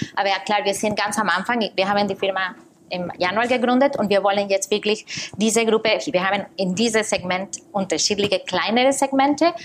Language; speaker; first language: German; non-native, fluent; Spanish